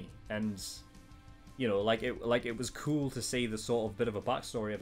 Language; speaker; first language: English; native; English